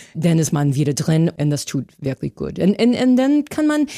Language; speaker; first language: German; non-native, fluent; English